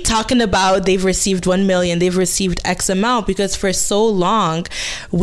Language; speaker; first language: English; non-native, fluent; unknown